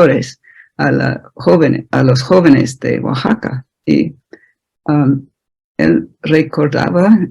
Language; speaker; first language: Spanish; non-native, fluent; English